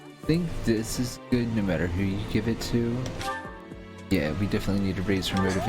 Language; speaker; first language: English; native; English